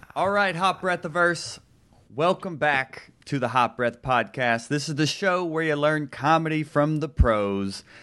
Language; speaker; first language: English; native; English